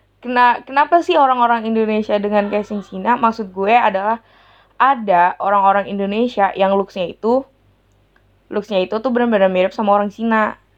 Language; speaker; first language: Indonesian; native; Indonesian